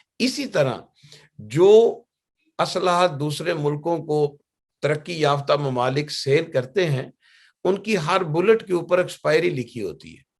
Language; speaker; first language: Urdu; native; Urdu